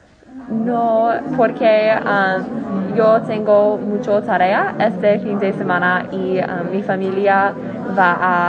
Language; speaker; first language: Spanish; non-native, learner; English